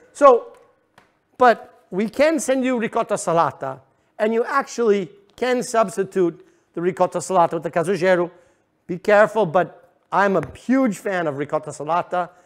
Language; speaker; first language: English; native; English